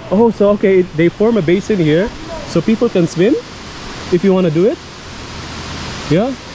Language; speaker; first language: English; non-native, local second language; Cebuano